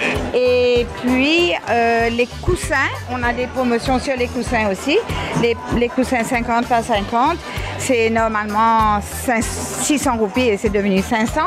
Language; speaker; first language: French; non-native, local second language; Morisyen